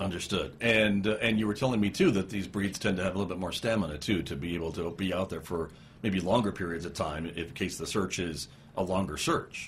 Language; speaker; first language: English; native; English